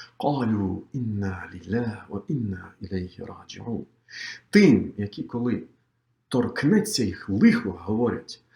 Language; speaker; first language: Ukrainian; non-native, local second language; Crimean Tatar